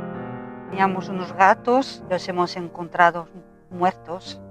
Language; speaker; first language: Spanish; non-native, fluent; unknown